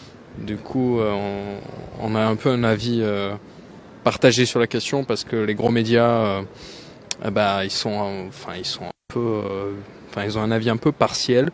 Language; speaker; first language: French; native; French